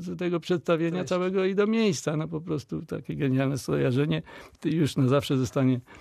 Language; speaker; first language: Polish; native; Polish